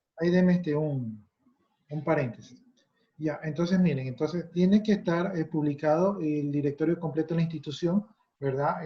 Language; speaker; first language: Spanish; native; Spanish